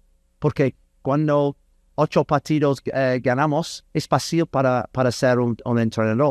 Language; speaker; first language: Spanish; non-native, learner; English